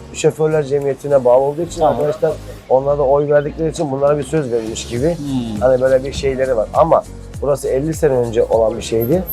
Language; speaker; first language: Turkish; native; Turkish